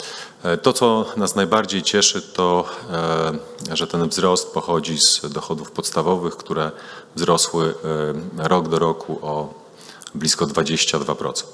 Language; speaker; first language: Polish; native; Polish